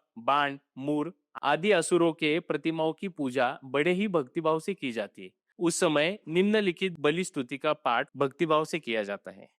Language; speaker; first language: Hindi; non-native, local second language; Marathi